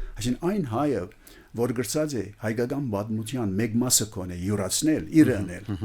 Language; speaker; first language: Armenian; early bilingual, heritage; Armenian